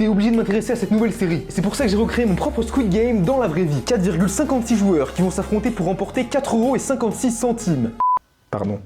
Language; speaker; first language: French; native; French